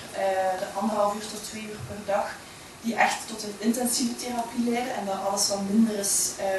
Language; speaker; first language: Dutch; native; Dutch